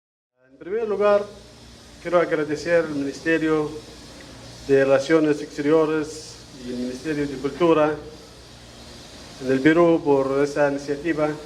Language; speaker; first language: Spanish; non-native, fluent; Arabic